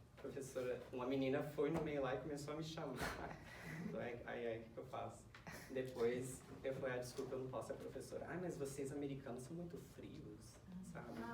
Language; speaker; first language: Portuguese; early bilingual, heritage; Portuguese